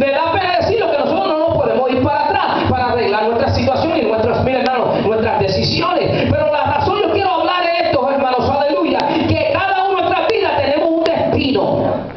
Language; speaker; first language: Spanish; early bilingual, heritage; Spanish